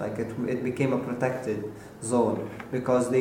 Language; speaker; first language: English; non-native, fluent; Arabic